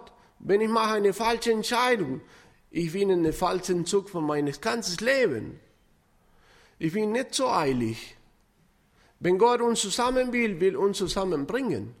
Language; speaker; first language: German; non-native, fluent; Spanish